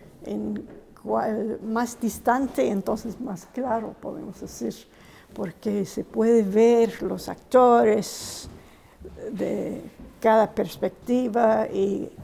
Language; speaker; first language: Spanish; non-native, fluent; English